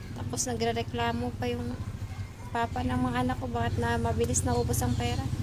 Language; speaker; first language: Filipino; non-native, local second language; Hiligaynon